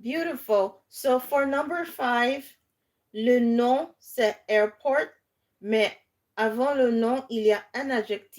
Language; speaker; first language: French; non-native, fluent; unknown